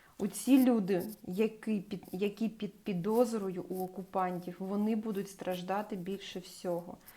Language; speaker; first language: Ukrainian; non-native, local second language; Russian